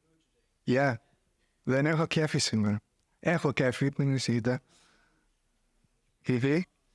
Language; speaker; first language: Greek; non-native, fluent; English